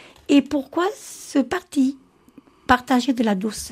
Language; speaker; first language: French; native; French